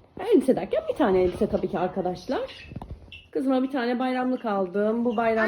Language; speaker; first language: Turkish; native; Turkish